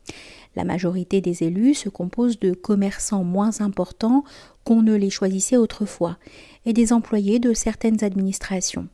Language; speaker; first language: French; native; French